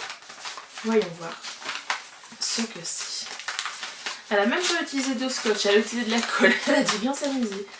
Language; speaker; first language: French; native; French